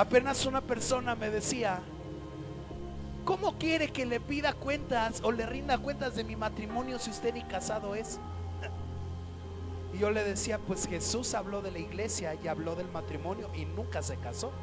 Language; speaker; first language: Spanish; native; Spanish